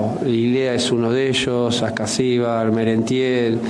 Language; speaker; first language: Spanish; native; Spanish